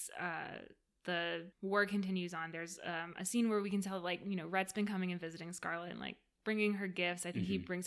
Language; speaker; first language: English; native; English